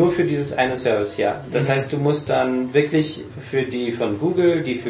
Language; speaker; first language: German; native; German